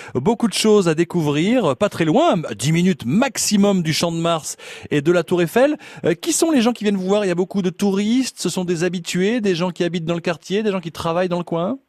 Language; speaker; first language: French; native; French